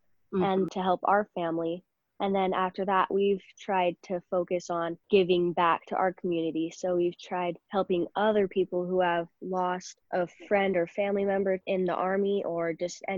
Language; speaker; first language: English; native; English